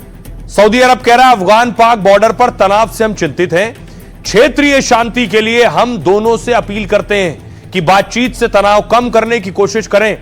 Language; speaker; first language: Hindi; native; Hindi